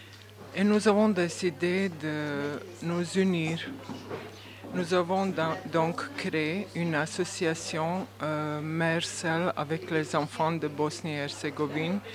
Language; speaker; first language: French; non-native, learner; Bosnian